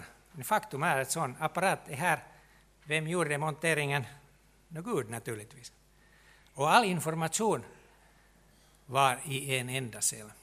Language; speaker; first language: Swedish; non-native, local second language; Finnish